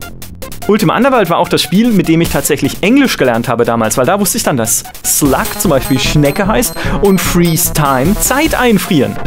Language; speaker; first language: German; native; German